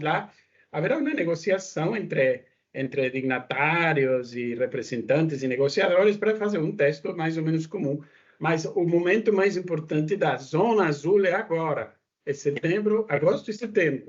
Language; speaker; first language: Portuguese; non-native, fluent; Spanish